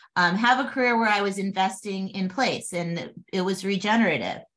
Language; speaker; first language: English; native; English